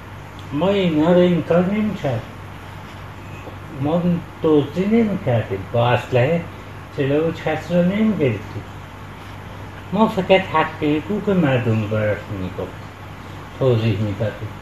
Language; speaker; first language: Persian; non-native, local second language; Central Kurdish